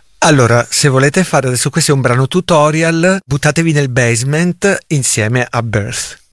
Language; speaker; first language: Italian; native; Italian